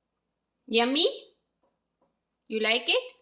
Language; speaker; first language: English; non-native, fluent; Gujarati